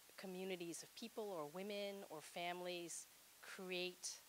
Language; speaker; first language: English; native; English